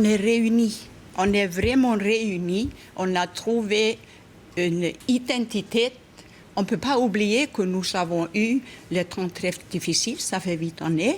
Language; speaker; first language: French; non-native, fluent; Icelandic